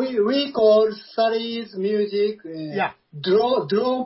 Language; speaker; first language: English; non-native, learner; Japanese